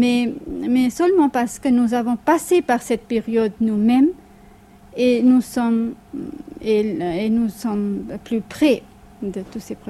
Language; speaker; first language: French; non-native, fluent; Hindi